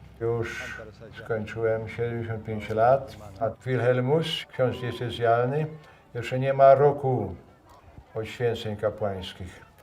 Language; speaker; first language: Polish; native; Polish